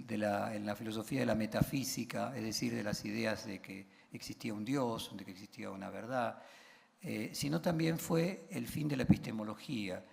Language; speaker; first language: Spanish; native; Spanish